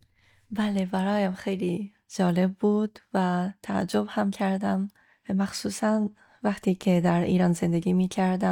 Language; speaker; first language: Persian; non-native, fluent; Japanese